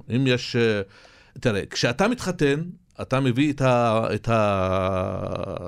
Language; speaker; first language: Hebrew; non-native, local second language; Arabic